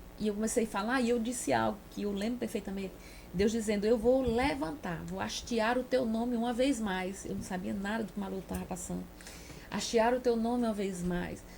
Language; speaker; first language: Portuguese; native; Portuguese